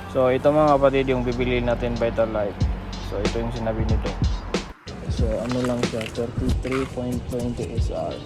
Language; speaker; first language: Filipino; non-native, local second language; Maranao